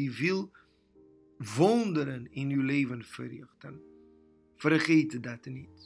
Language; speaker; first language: Dutch; non-native, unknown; Portuguese